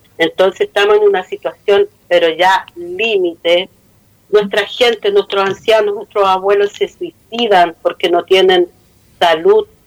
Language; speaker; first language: Spanish; non-native, local second language; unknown